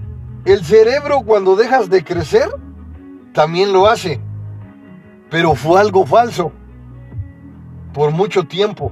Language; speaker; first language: Spanish; native; Spanish